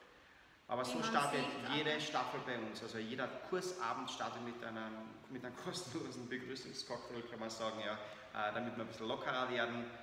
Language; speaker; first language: German; native; German